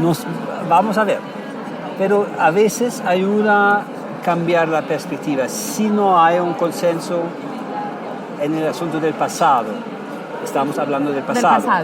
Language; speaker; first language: Spanish; non-native, fluent; German